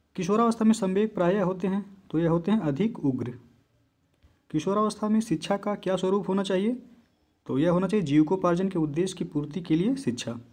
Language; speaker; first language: Hindi; native; Hindi